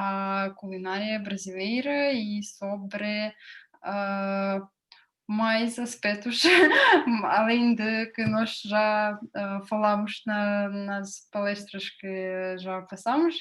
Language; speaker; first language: Portuguese; non-native, fluent; Russian